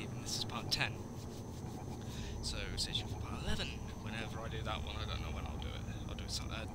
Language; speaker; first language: English; native; English